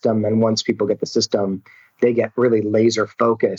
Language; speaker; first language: English; native; English